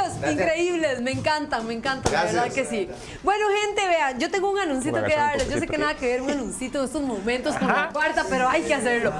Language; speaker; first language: Spanish; native; Spanish